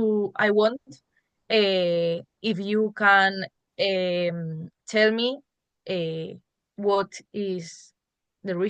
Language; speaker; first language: English; non-native, learner; Spanish